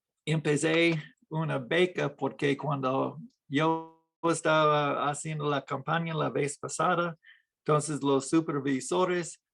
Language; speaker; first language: Spanish; non-native, fluent; English